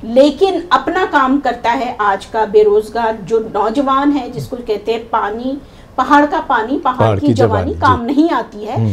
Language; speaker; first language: Hindi; native; Hindi